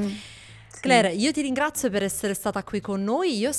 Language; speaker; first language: Italian; native; Italian